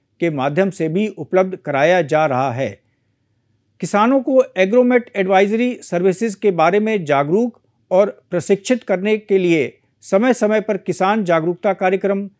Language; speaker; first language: Hindi; native; Hindi